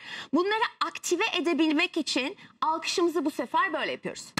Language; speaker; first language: Turkish; native; Turkish